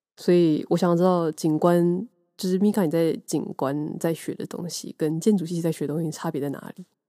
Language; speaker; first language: Chinese; native; Chinese